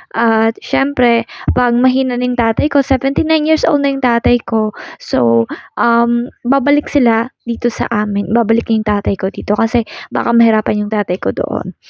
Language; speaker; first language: Filipino; non-native, local second language; Waray